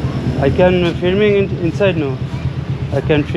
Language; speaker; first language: English; non-native, learner; French